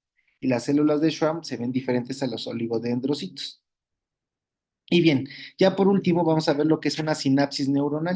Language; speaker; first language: Spanish; native; Spanish